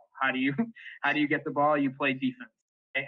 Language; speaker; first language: English; native; English